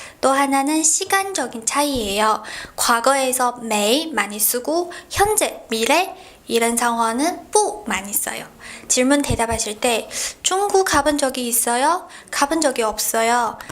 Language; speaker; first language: Korean; non-native, fluent; Chinese